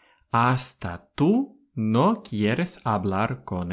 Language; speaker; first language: Spanish; non-native, fluent; Russian